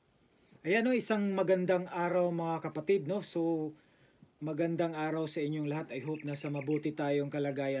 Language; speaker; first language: Filipino; native; Filipino